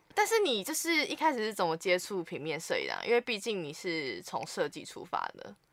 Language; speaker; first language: Chinese; native; Chinese